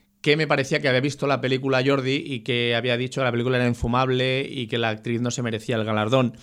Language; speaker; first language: Spanish; native; Spanish